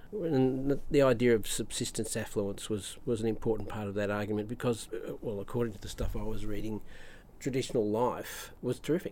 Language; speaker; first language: English; native; English